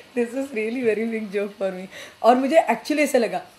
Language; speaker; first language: Hindi; non-native, local second language; Marathi